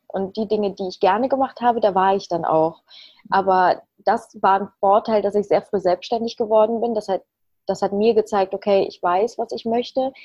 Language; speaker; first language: German; early bilingual, other home language; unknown